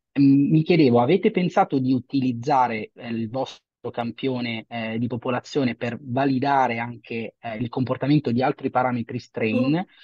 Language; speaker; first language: Italian; native; Italian